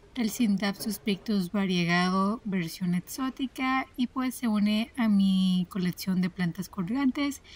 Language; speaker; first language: Spanish; native; Spanish